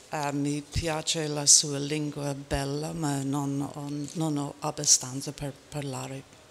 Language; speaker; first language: Italian; non-native, learner; English